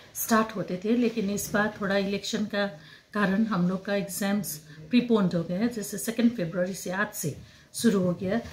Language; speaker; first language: Hindi; non-native, local second language; Nepali